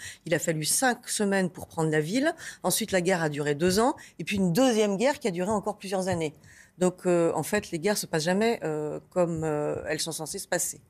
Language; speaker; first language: French; native; French